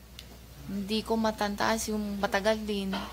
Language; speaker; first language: Filipino; non-native, learner; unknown